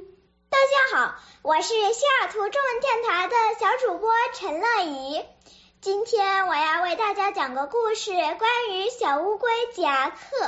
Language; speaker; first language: Chinese; early bilingual, other home language; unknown